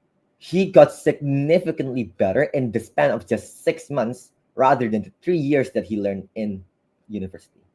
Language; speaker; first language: English; non-native, fluent; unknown